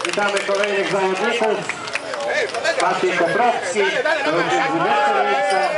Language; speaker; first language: Polish; native; Polish